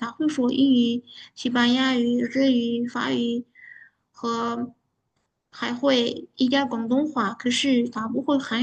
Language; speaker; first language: Chinese; non-native, fluent; Uzbek